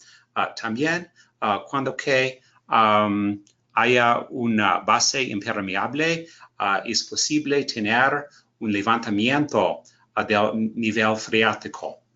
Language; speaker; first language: Spanish; non-native, learner; English